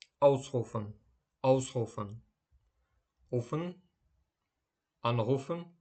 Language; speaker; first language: German; non-native, fluent; Ukrainian